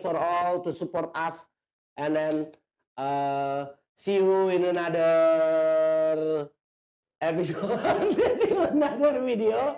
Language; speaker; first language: English; non-native, learner; Indonesian